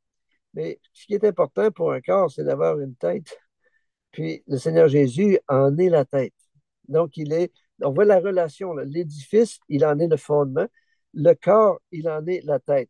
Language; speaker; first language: French; native; French